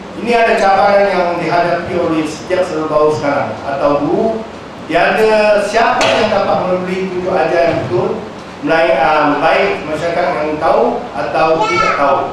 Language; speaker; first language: Malay; non-native, local second language; Chinese